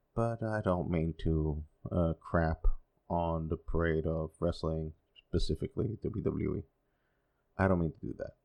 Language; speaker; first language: English; non-native, fluent; Spanish